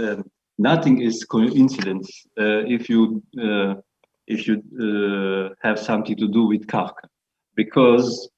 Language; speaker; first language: English; non-native, fluent; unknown